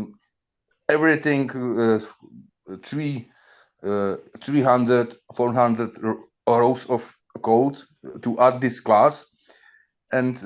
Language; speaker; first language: English; non-native, learner; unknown